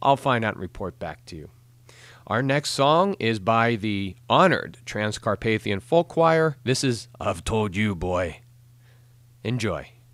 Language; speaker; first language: English; native; English